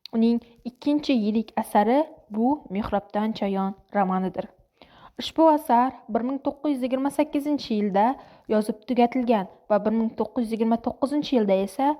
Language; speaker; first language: Uzbek; non-native, local second language; Kara-Kalpak